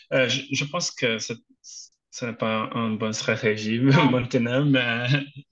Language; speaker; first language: French; non-native, learner; Portuguese